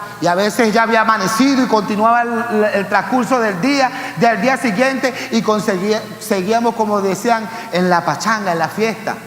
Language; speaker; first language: Spanish; native; Spanish